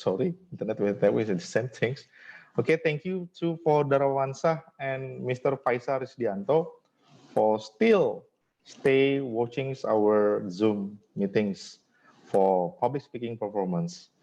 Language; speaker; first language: English; non-native, fluent; Indonesian